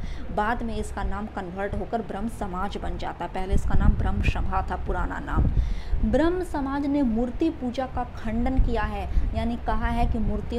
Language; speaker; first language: Hindi; native; Hindi